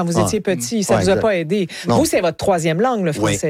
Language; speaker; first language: French; native; French